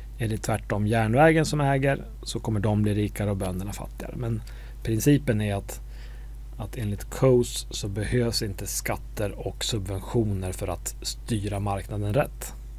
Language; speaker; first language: Swedish; native; Swedish